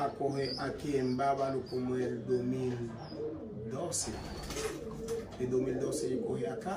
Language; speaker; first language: Spanish; non-native, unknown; Haitian Creole